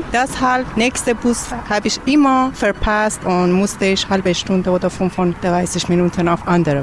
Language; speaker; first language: German; non-native, learner; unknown